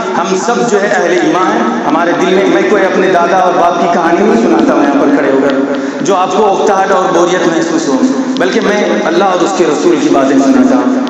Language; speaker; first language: Urdu; non-native, local second language; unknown